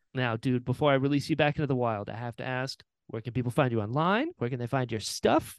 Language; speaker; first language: English; native; English